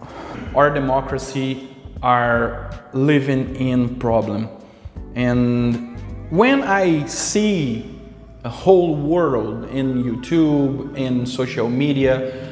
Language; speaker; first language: English; non-native, local second language; Portuguese